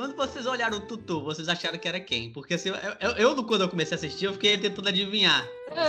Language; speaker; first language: Portuguese; native; Portuguese